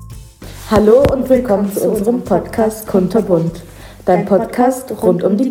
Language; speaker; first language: German; native; German